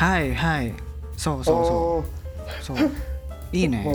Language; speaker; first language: Japanese; non-native, learner; Indonesian